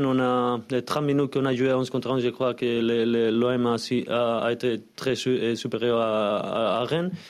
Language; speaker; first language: French; non-native, learner; Spanish